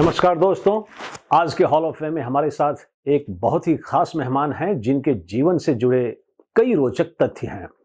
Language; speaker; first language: Hindi; native; Hindi